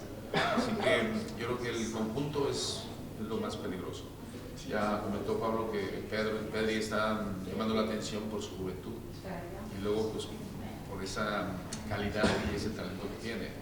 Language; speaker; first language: Spanish; native; Spanish